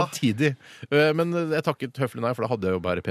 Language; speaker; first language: Norwegian; native; Norwegian